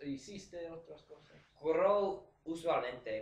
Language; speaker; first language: Spanish; non-native, learner; English